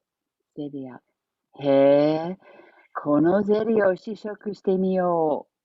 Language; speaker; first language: Japanese; non-native, fluent; English